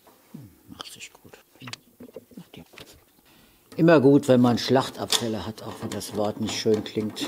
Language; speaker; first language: German; native; German